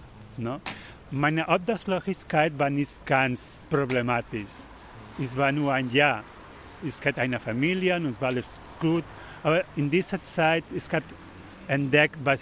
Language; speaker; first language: German; non-native, learner; Spanish